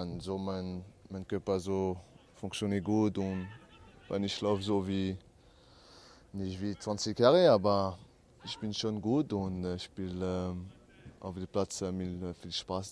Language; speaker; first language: German; non-native, learner; French